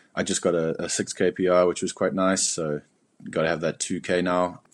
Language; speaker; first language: English; native; English